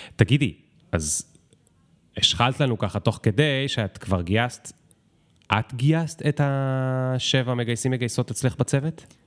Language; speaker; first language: Hebrew; native; Hebrew